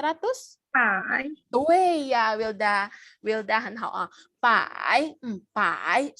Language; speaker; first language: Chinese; non-native, fluent; Indonesian